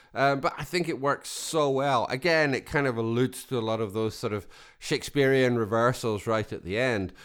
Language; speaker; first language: English; native; English